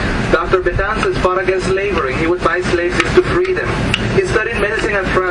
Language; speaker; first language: English; non-native, local second language; Spanish